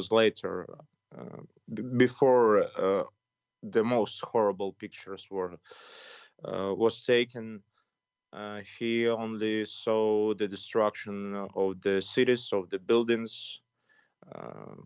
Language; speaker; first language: English; non-native, fluent; Ukrainian